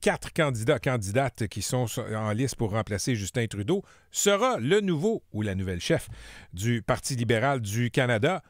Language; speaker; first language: French; native; French